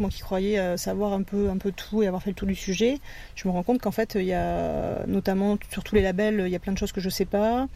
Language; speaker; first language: French; native; French